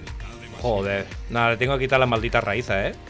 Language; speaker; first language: Spanish; native; Spanish